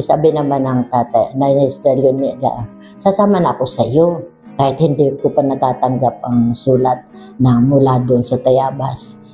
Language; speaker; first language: Filipino; non-native, local second language; Bikol